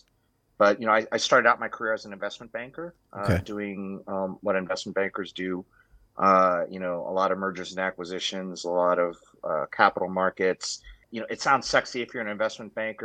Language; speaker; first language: English; native; English